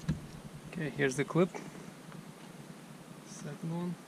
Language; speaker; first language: English; non-native, fluent; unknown